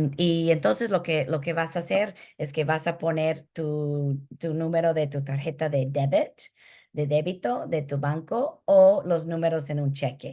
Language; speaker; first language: Spanish; early bilingual, heritage; Spanish